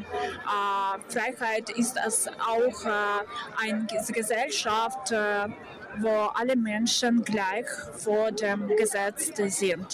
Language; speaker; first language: German; non-native, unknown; Ukrainian